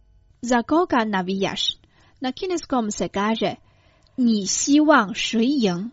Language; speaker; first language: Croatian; non-native, fluent; Chinese